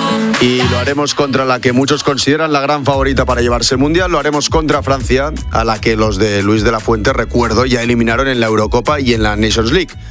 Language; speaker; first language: Spanish; native; Spanish